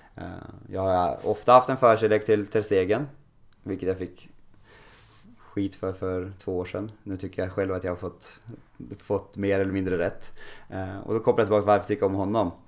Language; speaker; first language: Swedish; native; Swedish